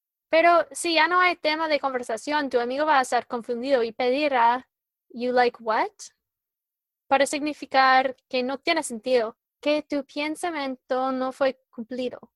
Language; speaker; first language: Spanish; non-native, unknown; English